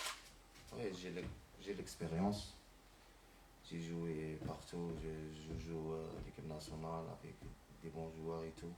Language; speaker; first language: French; non-native, learner; Arabic